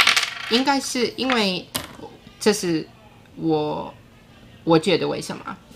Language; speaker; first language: Chinese; non-native, learner; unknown